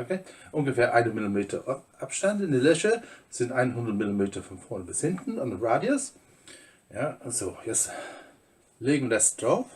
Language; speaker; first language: German; non-native, fluent; English